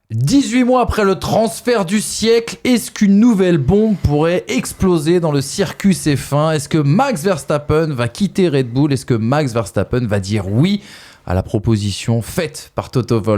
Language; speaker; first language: French; native; French